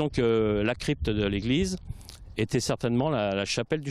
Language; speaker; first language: French; native; French